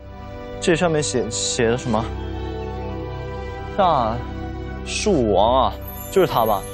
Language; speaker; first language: Chinese; native; Chinese